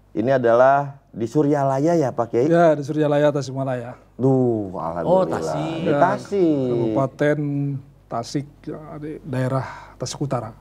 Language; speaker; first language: Indonesian; native; Indonesian